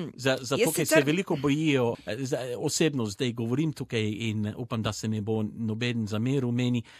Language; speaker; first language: Slovenian; early bilingual, heritage; Slovenian